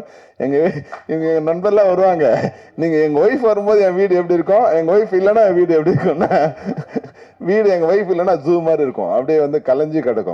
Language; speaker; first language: Tamil; native; Tamil